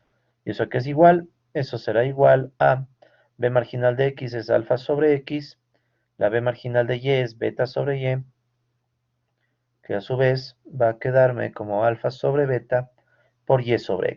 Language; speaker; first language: Spanish; native; Spanish